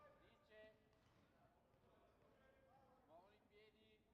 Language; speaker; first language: Italian; native; Italian